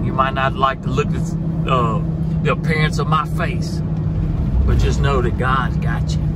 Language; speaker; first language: English; native; English